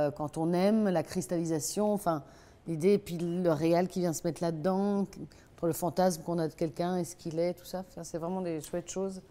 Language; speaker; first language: French; native; French